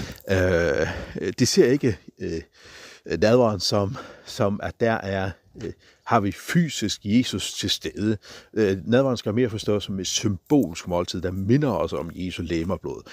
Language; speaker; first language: Danish; non-native, local second language; Faroese